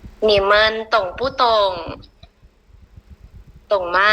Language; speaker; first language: Chinese; non-native, learner; Thai